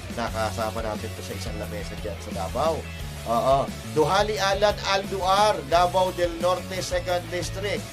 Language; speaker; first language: Filipino; non-native, local second language; Iloko